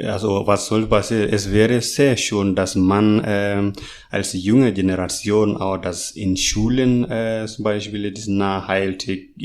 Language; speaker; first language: German; non-native, learner; Masai